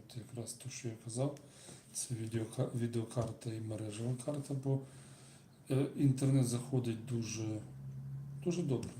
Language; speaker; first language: Ukrainian; non-native, local second language; Russian